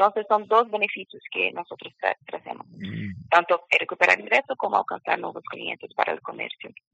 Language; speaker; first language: Spanish; non-native, learner; Portuguese